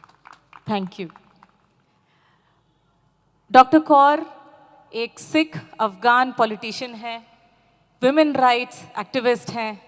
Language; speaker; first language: Hindi; native; Hindi